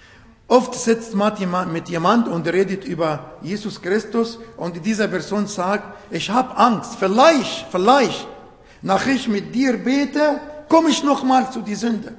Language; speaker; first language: German; non-native, learner; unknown